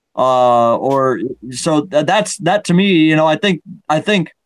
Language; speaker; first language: English; native; English